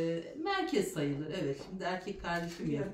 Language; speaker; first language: Turkish; native; Turkish